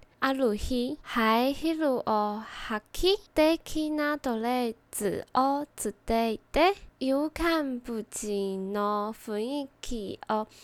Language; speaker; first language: Japanese; non-native, learner; Chinese